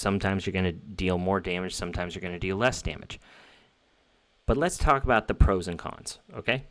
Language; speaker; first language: English; native; English